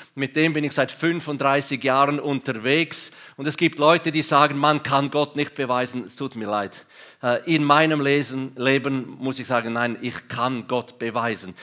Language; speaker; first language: German; non-native, local second language; Romansh